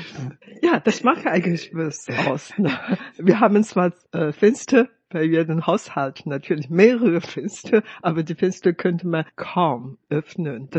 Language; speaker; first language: German; non-native, fluent; Chinese